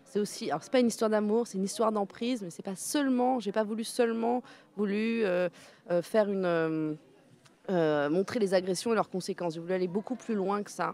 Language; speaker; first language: French; native; French